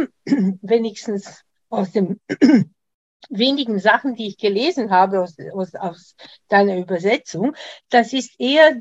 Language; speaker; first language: German; non-native, fluent; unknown